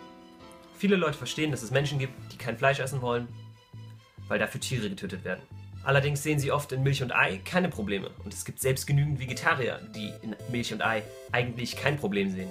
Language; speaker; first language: German; native; German